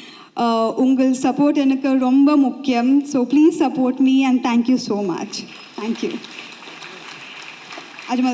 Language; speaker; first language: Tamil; non-native, learner; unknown